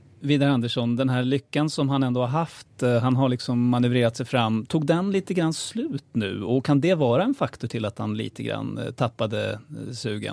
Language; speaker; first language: Swedish; native; Swedish